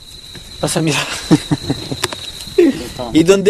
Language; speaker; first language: Spanish; non-native, learner; French